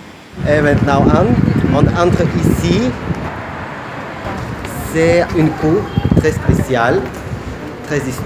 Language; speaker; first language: French; non-native, fluent; Russian